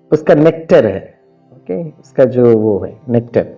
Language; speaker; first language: Hindi; non-native, local second language; Malayalam